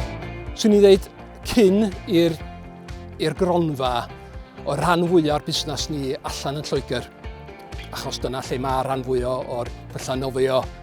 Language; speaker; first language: Welsh; native; Welsh